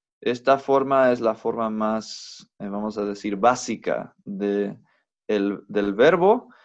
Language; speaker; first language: Spanish; non-native, fluent; English